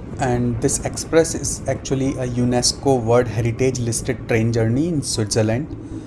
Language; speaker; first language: English; non-native, local second language; Hindi